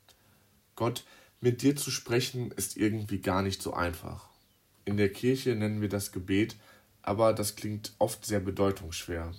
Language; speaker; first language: German; native; German